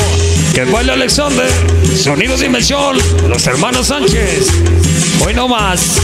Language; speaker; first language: Spanish; native; Spanish